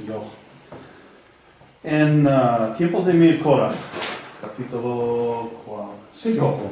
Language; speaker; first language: Spanish; non-native, fluent; English